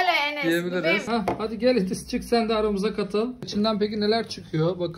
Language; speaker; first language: Turkish; native; Turkish